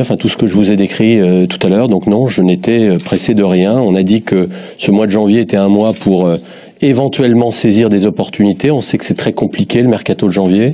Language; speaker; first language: French; native; French